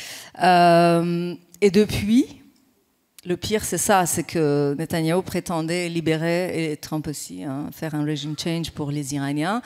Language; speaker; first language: French; non-native, fluent; Persian